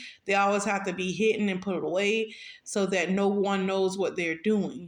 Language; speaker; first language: English; native; English